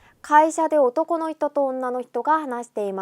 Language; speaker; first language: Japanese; non-native, fluent; Korean